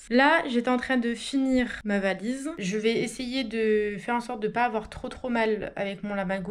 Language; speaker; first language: French; native; French